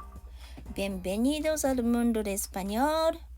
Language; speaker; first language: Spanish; non-native, learner; Japanese